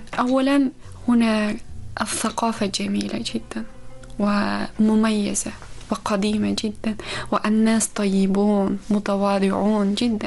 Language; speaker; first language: Arabic; non-native, fluent; Uzbek